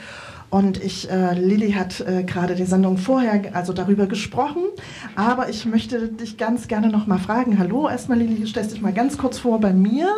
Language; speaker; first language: German; native; German